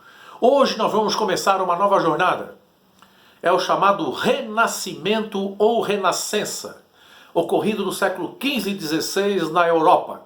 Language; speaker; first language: Portuguese; native; Portuguese